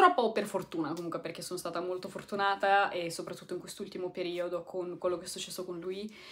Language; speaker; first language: Italian; native; Italian